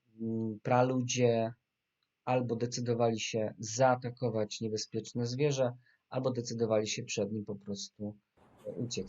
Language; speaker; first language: Polish; native; Polish